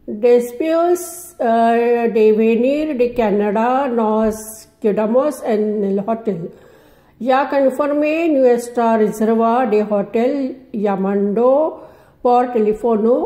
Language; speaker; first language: Spanish; non-native, learner; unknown